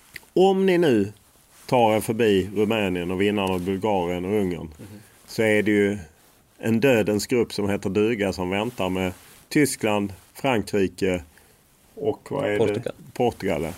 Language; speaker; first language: Swedish; native; Swedish